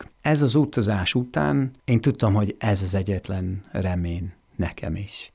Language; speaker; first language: Hungarian; non-native, fluent; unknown